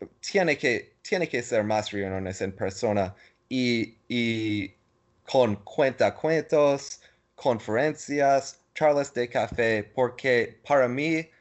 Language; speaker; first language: Spanish; non-native, learner; English